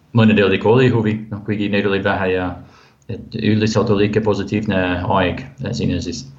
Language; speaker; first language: Estonian; non-native, fluent; English